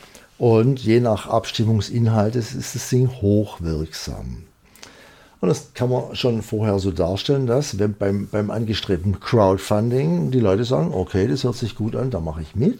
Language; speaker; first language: German; native; German